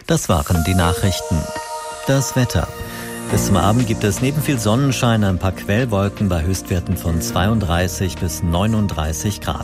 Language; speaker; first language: German; native; German